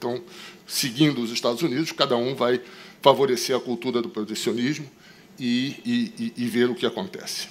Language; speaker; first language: Portuguese; native; Portuguese